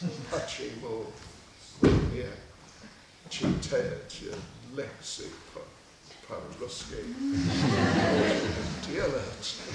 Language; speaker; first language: Russian; non-native, learner; English